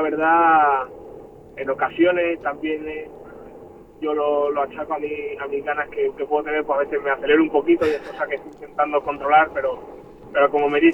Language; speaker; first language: Spanish; native; Spanish